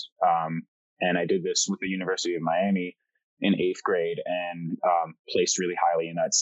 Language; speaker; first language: English; early bilingual, other home language; French